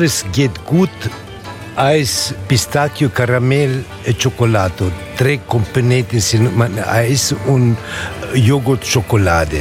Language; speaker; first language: German; non-native, learner; Italian